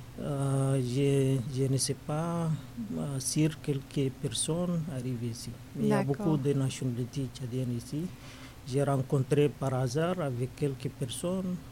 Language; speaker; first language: French; non-native, learner; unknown